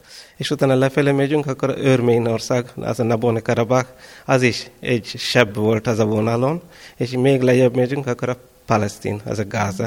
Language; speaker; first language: Hungarian; non-native, fluent; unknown